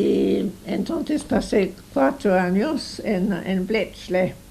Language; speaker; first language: Spanish; non-native, fluent; English